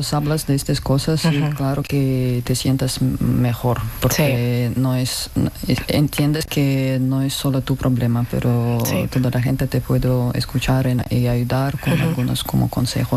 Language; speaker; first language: Spanish; non-native, learner; Russian